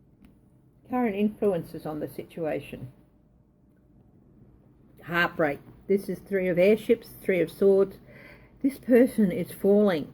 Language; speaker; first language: English; native; English